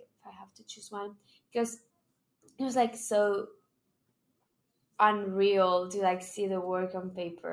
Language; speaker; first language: English; non-native, fluent; Spanish